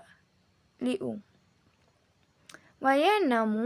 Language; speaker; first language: Arabic; non-native, learner; Indonesian